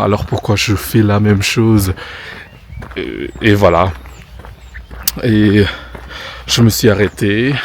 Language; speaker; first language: French; non-native, fluent; Indonesian